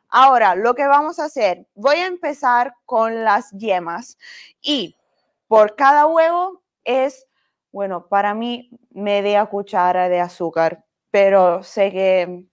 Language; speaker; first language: Spanish; non-native, learner; Italian